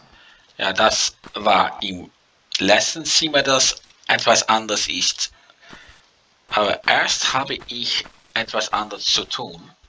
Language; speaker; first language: German; non-native, learner; Dutch